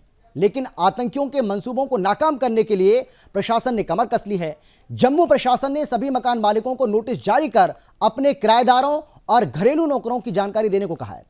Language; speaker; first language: Hindi; native; Hindi